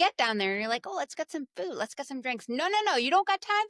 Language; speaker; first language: English; native; English